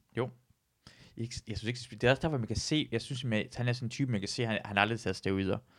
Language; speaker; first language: Danish; early bilingual, other home language; Persian